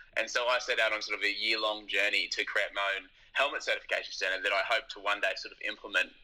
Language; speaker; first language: English; native; English